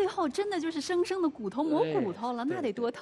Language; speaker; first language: Chinese; native; Chinese